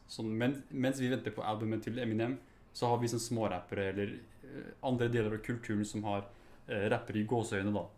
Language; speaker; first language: Norwegian; early bilingual, other home language; Arabic